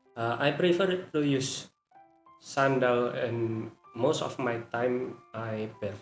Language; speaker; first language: English; non-native, learner; Indonesian